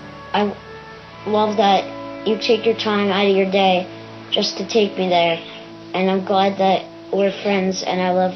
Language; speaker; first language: English; native; English